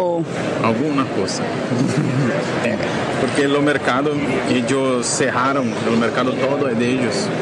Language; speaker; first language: Spanish; non-native, learner; Portuguese